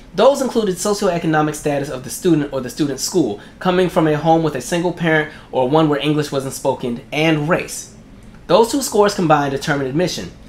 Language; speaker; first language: English; native; English